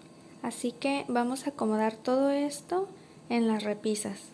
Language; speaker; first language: Spanish; native; Spanish